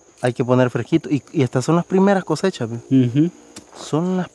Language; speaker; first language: Spanish; native; Spanish